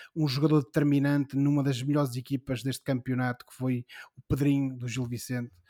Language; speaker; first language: Portuguese; native; Portuguese